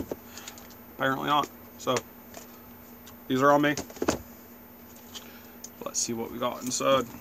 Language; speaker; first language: English; native; English